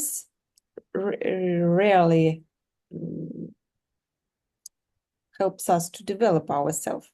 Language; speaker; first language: English; non-native, fluent; Russian